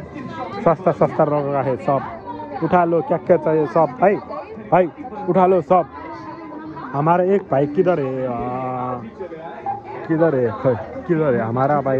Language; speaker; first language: Hindi; non-native, learner; Nepali